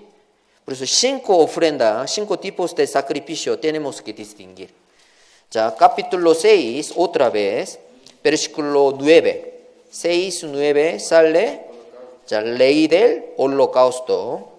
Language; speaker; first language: Spanish; non-native, learner; Korean